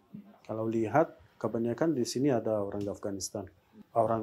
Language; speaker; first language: Indonesian; non-native, learner; Persian